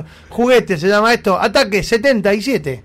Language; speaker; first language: Spanish; native; Spanish